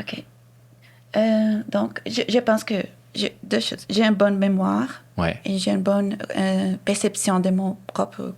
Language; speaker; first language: French; non-native, fluent; Portuguese